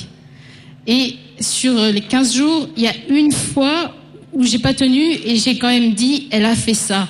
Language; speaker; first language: French; native; French